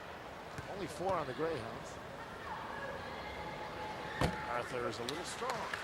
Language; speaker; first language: English; native; English